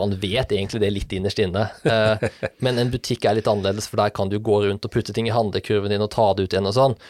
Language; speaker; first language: Norwegian; native; Norwegian